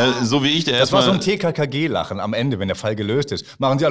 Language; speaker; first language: German; native; German